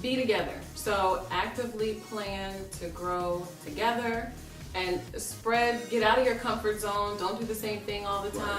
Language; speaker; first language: English; native; English